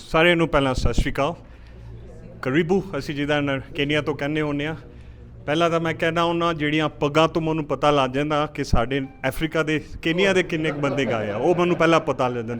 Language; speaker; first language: Punjabi; early bilingual, heritage; Punjabi